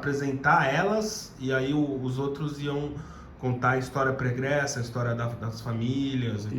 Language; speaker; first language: Portuguese; native; Portuguese